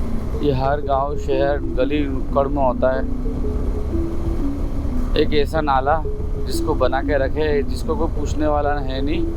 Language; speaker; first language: Hindi; native; Hindi